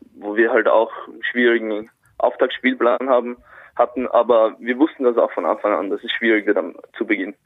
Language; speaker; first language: German; native; German